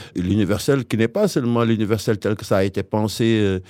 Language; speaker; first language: French; non-native, local second language; Wolof